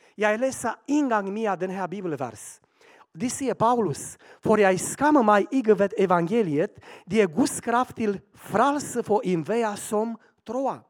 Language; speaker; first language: Swedish; non-native, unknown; Romanian